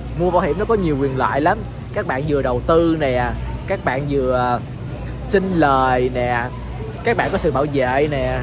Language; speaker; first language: Vietnamese; native; Vietnamese